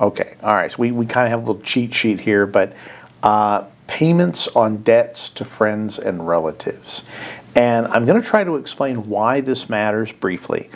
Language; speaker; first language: English; native; English